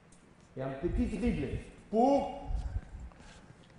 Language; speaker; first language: French; non-native, learner; Spanish